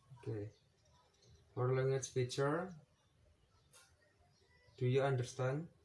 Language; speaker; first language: English; non-native, learner; Indonesian